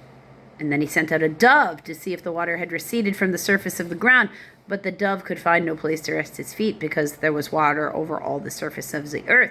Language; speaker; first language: English; native; English